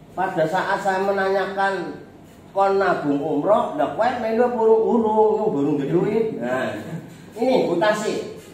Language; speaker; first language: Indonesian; non-native, local second language; Javanese